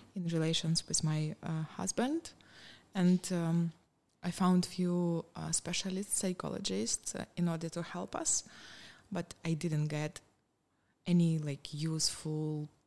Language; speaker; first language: English; non-native, fluent; Ukrainian